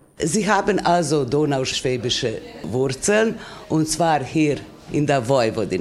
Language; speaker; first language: German; non-native, local second language; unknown